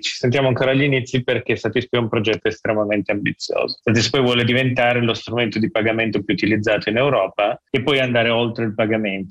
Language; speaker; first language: Italian; native; Italian